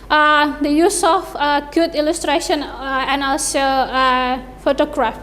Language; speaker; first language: English; non-native, fluent; Indonesian